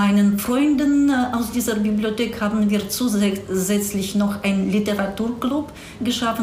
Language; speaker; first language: German; non-native, fluent; Russian